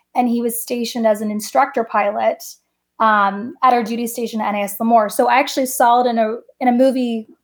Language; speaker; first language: English; native; English